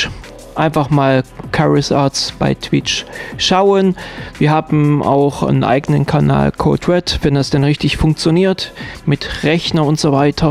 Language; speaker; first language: German; native; German